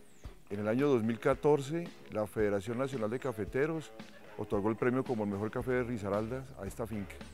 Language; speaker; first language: Spanish; native; Spanish